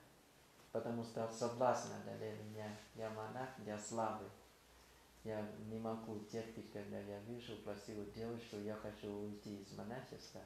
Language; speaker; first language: Russian; non-native, learner; Thai